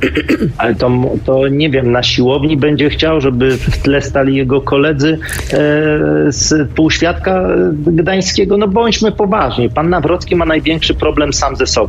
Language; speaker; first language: Polish; native; Polish